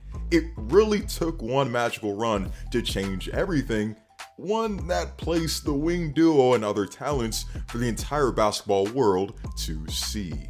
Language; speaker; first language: English; native; English